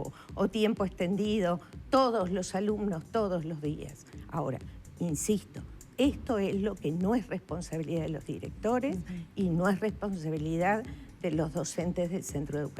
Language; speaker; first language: Spanish; native; Spanish